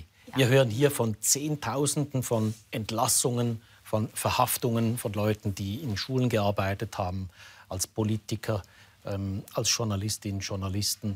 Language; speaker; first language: German; native; German